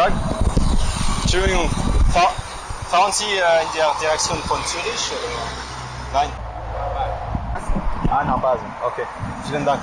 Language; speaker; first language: German; non-native, learner; Portuguese